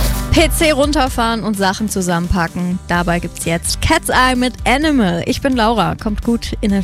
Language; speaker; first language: German; native; German